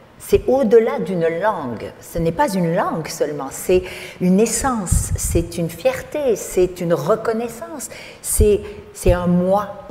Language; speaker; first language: French; native; French